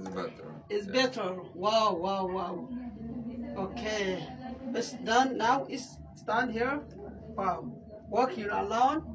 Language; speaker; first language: English; non-native, learner; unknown